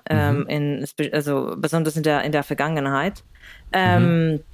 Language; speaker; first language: German; non-native, fluent; Spanish